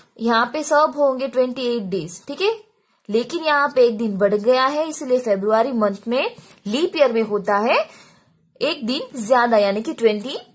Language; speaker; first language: Hindi; non-native, local second language; Gujarati